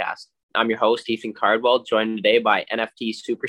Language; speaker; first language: English; native; English